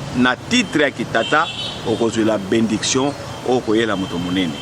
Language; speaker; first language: Lingala; non-native, local second language; Kongo